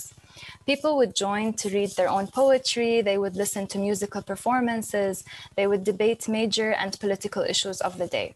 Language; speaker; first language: English; non-native, fluent; Arabic